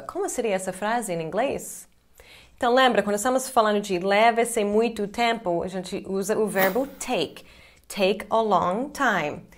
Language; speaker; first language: Portuguese; non-native, fluent; English